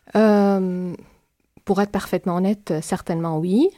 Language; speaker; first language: French; non-native, fluent; Arabic